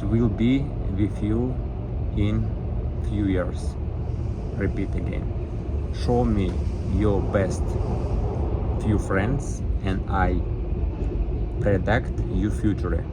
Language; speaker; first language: English; non-native, learner; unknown